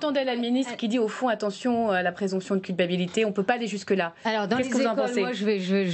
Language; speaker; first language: French; native; French